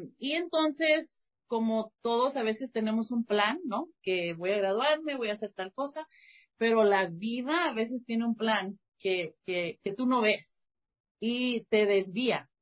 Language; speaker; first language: Spanish; early bilingual, heritage; Spanish